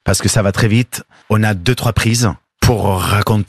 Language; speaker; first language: French; non-native, fluent; Spanish